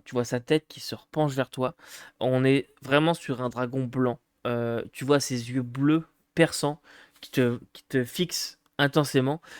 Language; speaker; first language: French; native; French